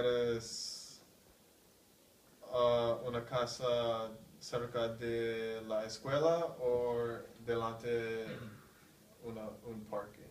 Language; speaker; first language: Spanish; non-native, learner; English